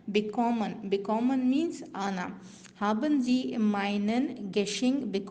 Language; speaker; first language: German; non-native, learner; Urdu